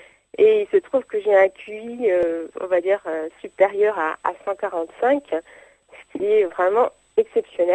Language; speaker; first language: French; native; French